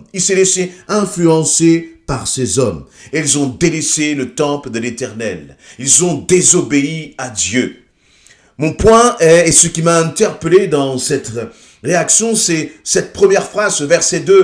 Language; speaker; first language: French; native; French